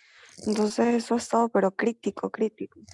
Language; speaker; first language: Spanish; native; Spanish